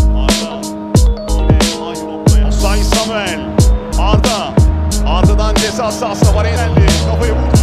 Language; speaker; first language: Turkish; native; Turkish